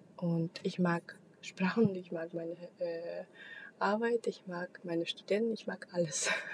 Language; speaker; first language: German; non-native, fluent; Russian